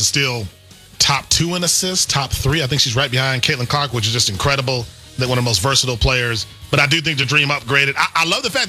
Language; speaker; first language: English; native; English